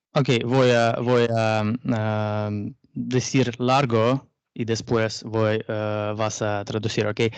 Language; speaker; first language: Spanish; non-native, learner; Russian